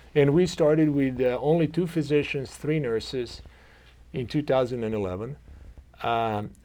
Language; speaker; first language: English; non-native, fluent; Croatian